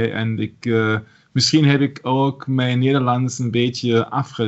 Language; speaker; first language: Dutch; non-native, learner; German